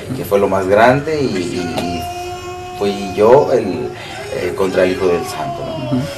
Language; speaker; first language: Spanish; early bilingual, heritage; Spanish